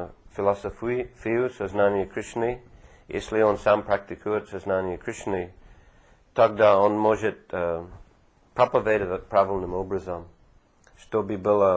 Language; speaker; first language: Russian; non-native, fluent; English